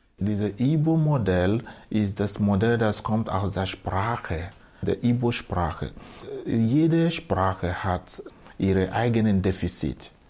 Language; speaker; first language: German; non-native, fluent; Igbo